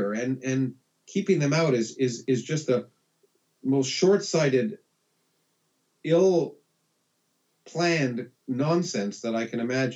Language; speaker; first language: English; native; English